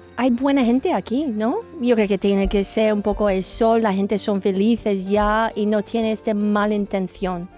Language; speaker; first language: Spanish; non-native, fluent; English